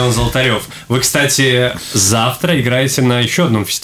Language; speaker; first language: Russian; native; Russian